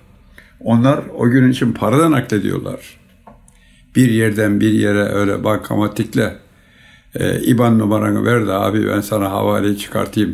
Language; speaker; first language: Turkish; native; Turkish